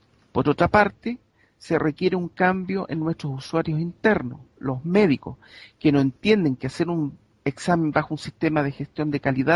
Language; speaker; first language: Spanish; native; Spanish